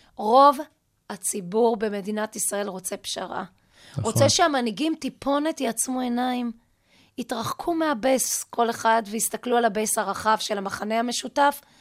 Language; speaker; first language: Hebrew; native; Hebrew